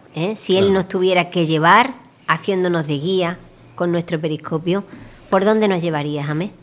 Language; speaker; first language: Spanish; native; Spanish